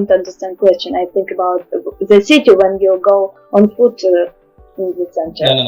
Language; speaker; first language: English; non-native, learner; Russian